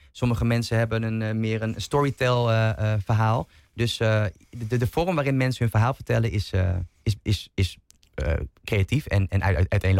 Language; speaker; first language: Dutch; native; Dutch